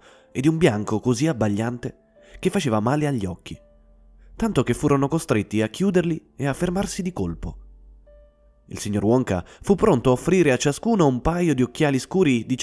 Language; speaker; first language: Italian; native; Italian